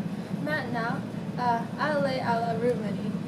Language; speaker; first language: French; non-native, learner; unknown